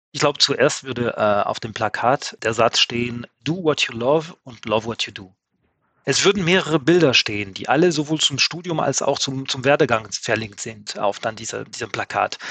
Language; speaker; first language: German; non-native, fluent; French